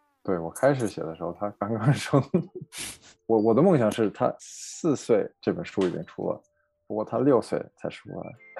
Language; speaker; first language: Chinese; early bilingual, heritage; Chinese